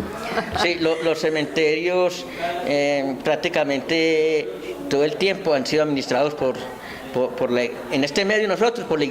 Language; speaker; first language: Spanish; native; Spanish